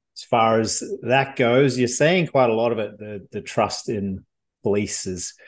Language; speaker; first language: English; native; English